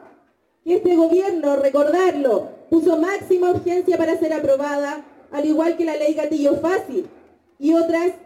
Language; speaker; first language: Spanish; native; Spanish